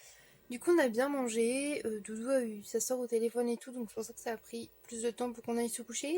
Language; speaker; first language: French; native; French